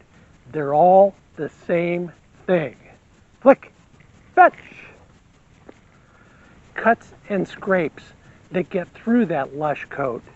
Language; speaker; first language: English; native; English